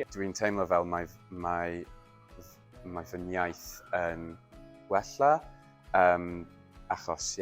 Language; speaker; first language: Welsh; non-native, learner; English